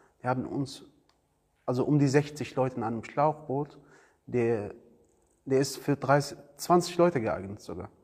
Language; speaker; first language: German; non-native, learner; Arabic